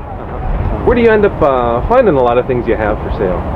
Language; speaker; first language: English; native; English